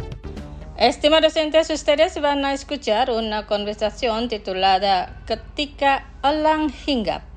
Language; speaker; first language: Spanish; non-native, fluent; Indonesian